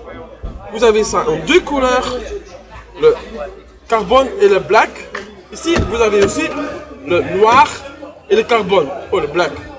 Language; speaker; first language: French; non-native, learner; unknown